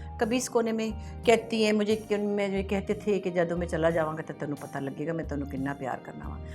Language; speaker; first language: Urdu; non-native, local second language; Punjabi